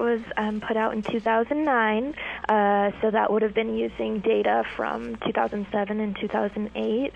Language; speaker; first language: English; native; English